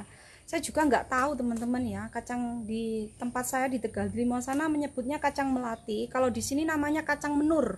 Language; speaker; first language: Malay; non-native, local second language; Javanese